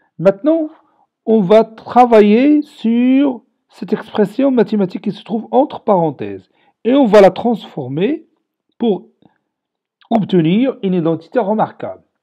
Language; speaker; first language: French; non-native, local second language; Arabic